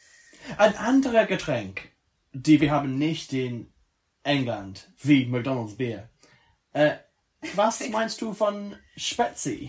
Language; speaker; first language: German; non-native, learner; English